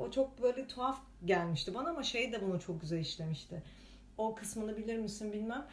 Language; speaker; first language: Turkish; non-native, fluent; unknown